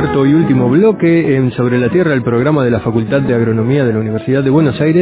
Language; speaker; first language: Spanish; native; Spanish